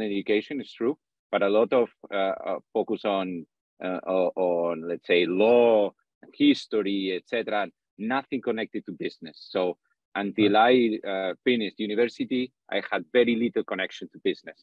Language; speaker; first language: English; non-native, fluent; Spanish